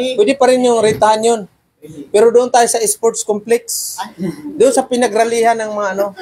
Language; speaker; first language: Filipino; non-native, local second language; Cebuano